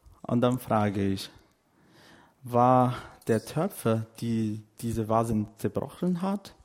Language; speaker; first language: German; non-native, fluent; Portuguese